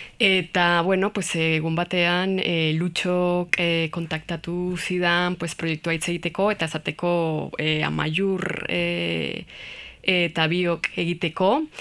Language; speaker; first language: Basque; non-native, learner; Spanish